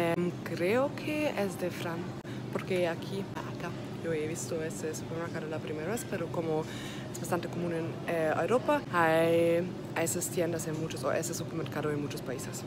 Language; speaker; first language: Spanish; non-native, learner; German